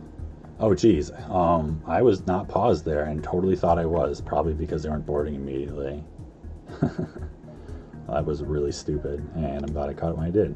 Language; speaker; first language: English; native; English